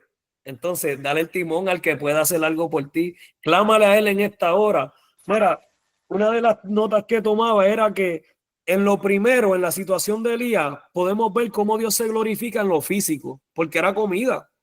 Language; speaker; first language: Spanish; native; Spanish